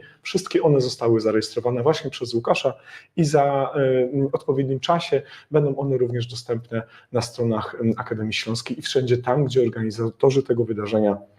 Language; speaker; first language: Polish; native; Polish